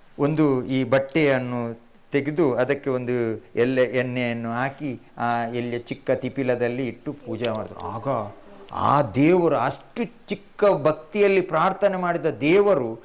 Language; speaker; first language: Kannada; non-native, local second language; Tulu